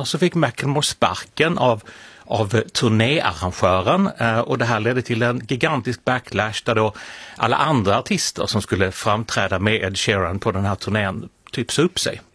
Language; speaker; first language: Swedish; native; Swedish